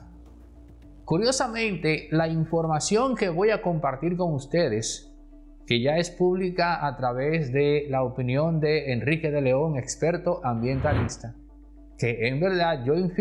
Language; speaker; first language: Spanish; native; Spanish